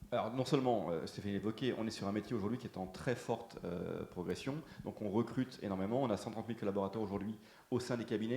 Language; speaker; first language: French; native; French